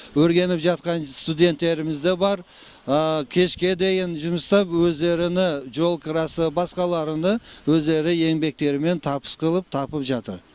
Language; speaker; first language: Kazakh; non-native, local second language; Uzbek